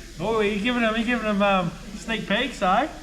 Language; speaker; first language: English; native; English